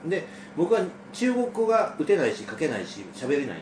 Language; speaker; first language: Japanese; native; Japanese